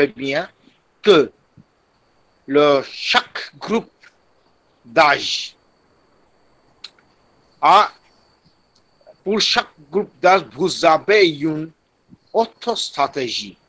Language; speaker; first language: French; non-native, fluent; Bangla